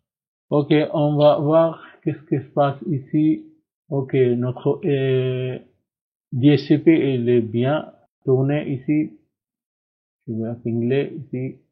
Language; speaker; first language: French; non-native, learner; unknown